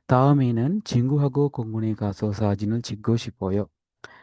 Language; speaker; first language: Korean; non-native, fluent; Sinhala